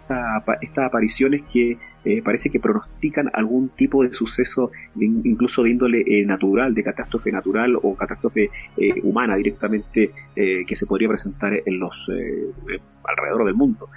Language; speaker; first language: Spanish; native; Spanish